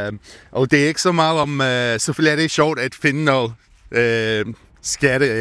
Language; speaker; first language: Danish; non-native, learner; English